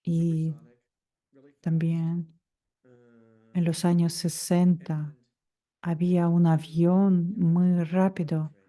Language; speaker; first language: Spanish; non-native, fluent; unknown